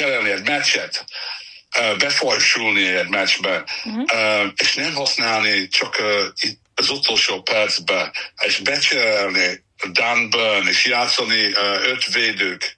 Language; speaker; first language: Hungarian; non-native, learner; English